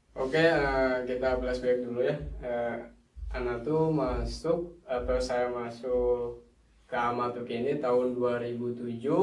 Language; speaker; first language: Indonesian; non-native, local second language; Sundanese